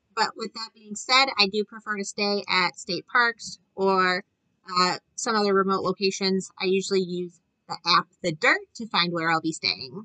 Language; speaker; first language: English; native; English